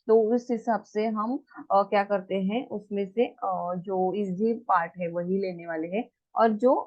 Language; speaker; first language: Hindi; non-native, local second language; Marathi